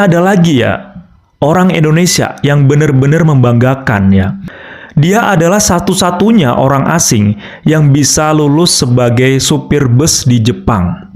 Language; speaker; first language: Indonesian; native; Indonesian